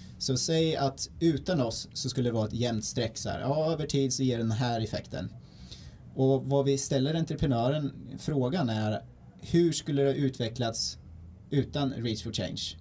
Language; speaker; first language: Swedish; native; Swedish